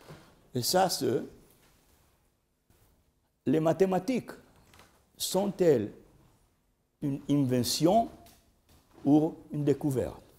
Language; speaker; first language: French; non-native, learner; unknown